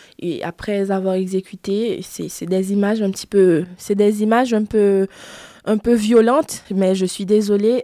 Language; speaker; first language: French; non-native, local second language; Haitian Creole